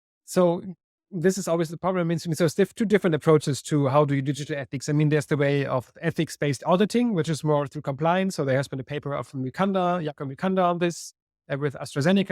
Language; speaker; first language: English; non-native, fluent; German